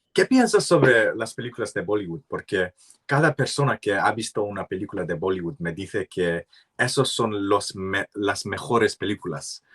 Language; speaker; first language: Spanish; non-native, learner; English